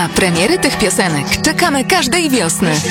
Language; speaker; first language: Polish; native; Polish